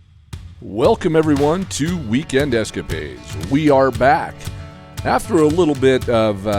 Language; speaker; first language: English; native; English